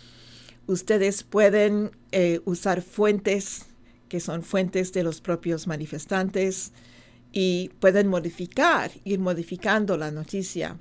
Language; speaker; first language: Spanish; non-native, fluent; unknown